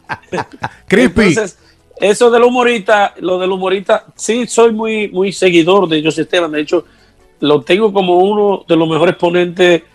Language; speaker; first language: Spanish; native; Spanish